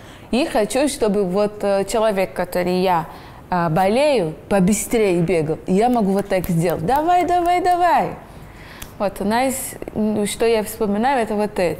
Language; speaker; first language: Russian; non-native, learner; Portuguese